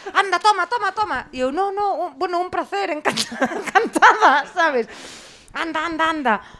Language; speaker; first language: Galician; native; Galician